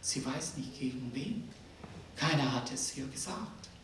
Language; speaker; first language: German; non-native, fluent; Nepali